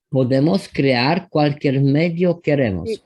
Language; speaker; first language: Spanish; non-native, fluent; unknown